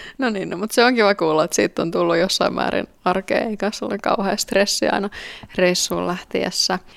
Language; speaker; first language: Finnish; native; Finnish